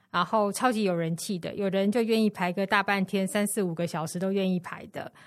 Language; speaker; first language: Chinese; native; Chinese